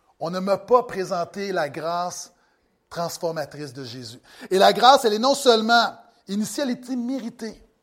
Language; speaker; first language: French; native; French